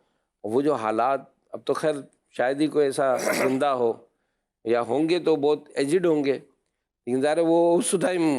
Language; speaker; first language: Urdu; native; Urdu